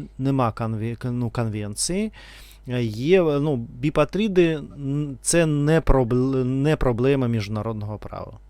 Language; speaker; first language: Ukrainian; non-native, local second language; Russian